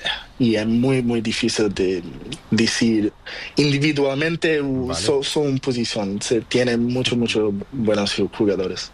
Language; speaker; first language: Spanish; non-native, learner; Portuguese